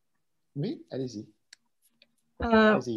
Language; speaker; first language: French; native; French